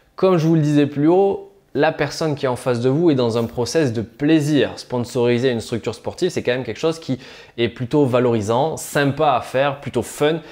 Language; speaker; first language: French; native; French